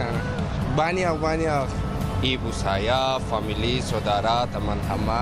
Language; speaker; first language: Indonesian; non-native, learner; Persian